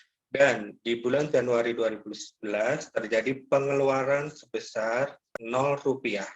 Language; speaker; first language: Indonesian; native; Indonesian